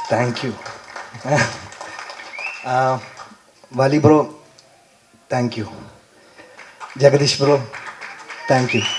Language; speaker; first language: Tamil; non-native, learner; Malayalam